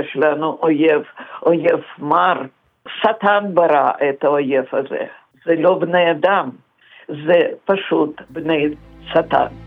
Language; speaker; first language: Hebrew; non-native, fluent; Russian